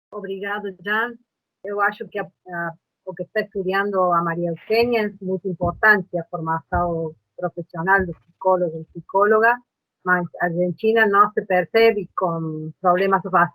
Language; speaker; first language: Portuguese; non-native, learner; Spanish